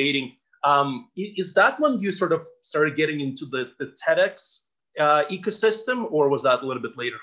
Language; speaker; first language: English; non-native, fluent; Ukrainian